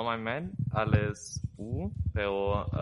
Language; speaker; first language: Catalan; non-native, learner; German